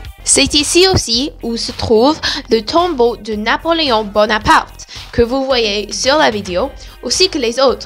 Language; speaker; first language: French; non-native, learner; English